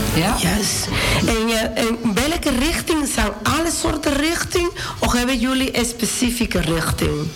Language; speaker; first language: Dutch; non-native, fluent; Spanish